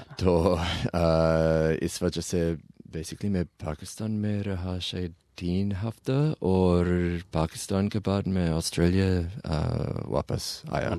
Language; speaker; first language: Urdu; non-native, learner; English